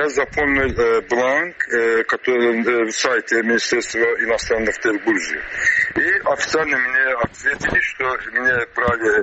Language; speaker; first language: Russian; non-native, learner; Azerbaijani